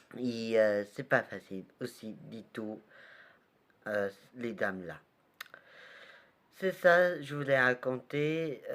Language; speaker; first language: French; non-native, learner; Portuguese